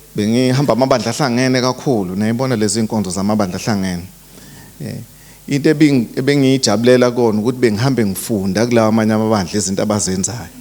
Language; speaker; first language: Zulu; native; Zulu